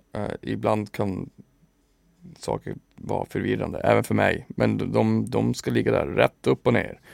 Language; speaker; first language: Swedish; native; Swedish